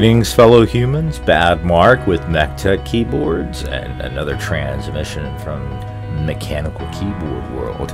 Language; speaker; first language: English; native; English